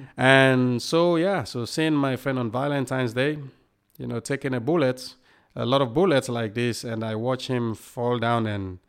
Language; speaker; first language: English; non-native, local second language; Krio